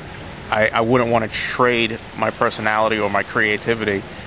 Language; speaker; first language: English; native; English